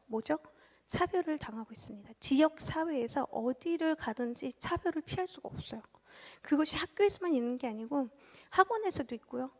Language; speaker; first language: Korean; early bilingual, heritage; Korean